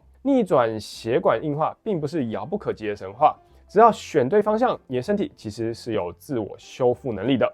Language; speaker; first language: Chinese; native; Chinese